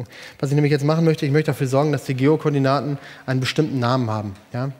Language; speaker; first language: German; native; German